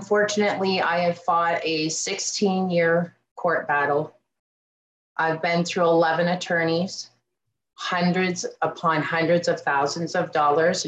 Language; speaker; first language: English; native; English